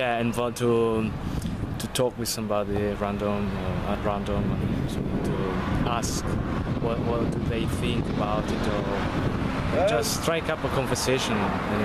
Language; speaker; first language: English; non-native, fluent; Italian